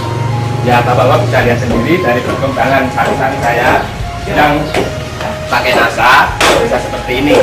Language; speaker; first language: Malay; non-native, local second language; Javanese